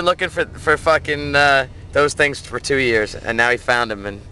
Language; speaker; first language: English; native; English